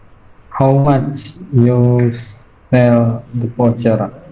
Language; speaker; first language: English; non-native, fluent; Indonesian